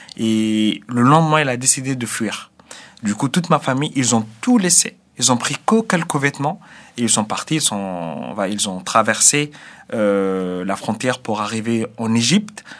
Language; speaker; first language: French; non-native, fluent; Arabic